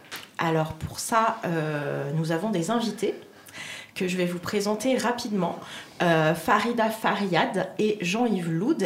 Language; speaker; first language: French; native; French